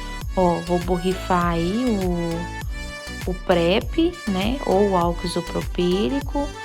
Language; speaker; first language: Portuguese; native; Portuguese